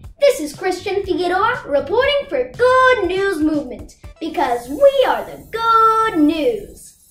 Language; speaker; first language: English; native; English